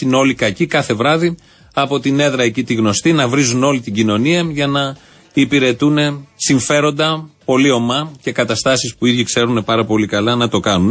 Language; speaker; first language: Greek; native; Greek